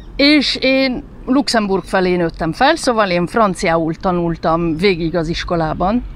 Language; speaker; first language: Hungarian; early bilingual, heritage; Hungarian